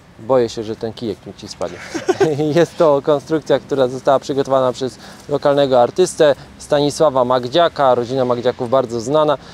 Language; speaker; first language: Polish; native; Polish